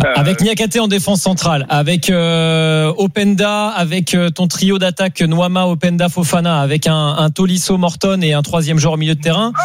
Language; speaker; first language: French; native; French